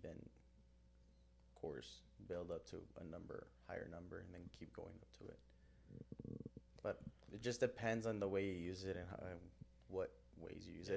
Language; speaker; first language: English; early bilingual, other home language; Spanish